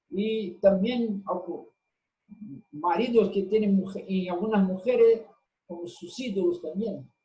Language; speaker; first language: Spanish; non-native, fluent; Portuguese